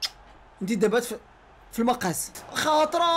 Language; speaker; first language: Arabic; native; Arabic